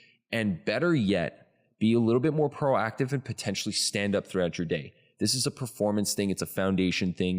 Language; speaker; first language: English; native; English